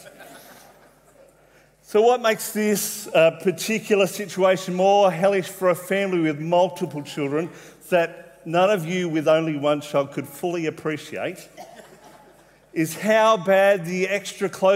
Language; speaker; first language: English; native; English